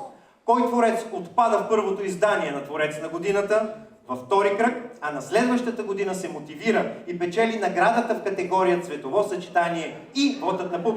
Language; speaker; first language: Bulgarian; native; Bulgarian